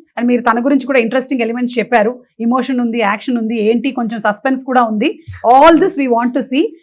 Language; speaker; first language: Telugu; non-native, local second language; Malayalam